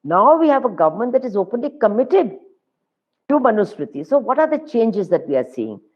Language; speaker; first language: English; non-native, local second language; Hindi